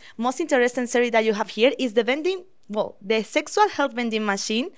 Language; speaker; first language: English; non-native, fluent; Spanish